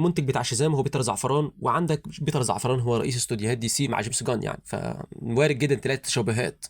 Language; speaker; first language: Arabic; native; Arabic